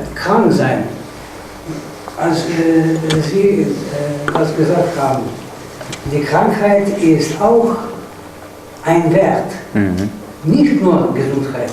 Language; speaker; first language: German; non-native, fluent; Slovenian